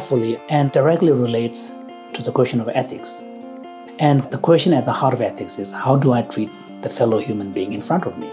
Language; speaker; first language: English; non-native, local second language; Tibetan